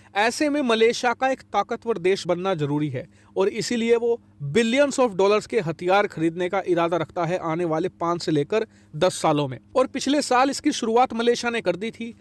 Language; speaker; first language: Hindi; native; Hindi